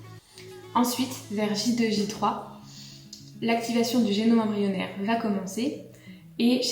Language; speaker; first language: French; native; French